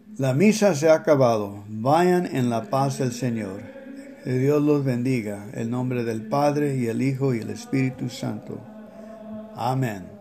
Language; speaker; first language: Spanish; early bilingual, heritage; Spanish